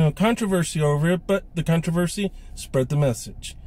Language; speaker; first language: English; native; English